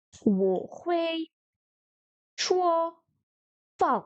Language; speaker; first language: Chinese; non-native, learner; French